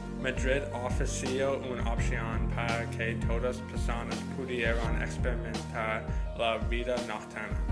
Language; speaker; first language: Spanish; non-native, learner; English